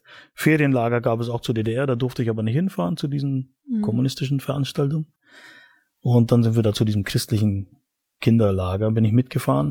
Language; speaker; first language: German; native; German